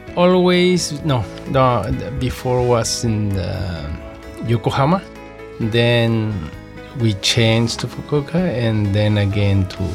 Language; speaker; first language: English; non-native, learner; Spanish